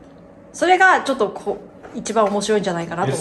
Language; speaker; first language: Japanese; native; Japanese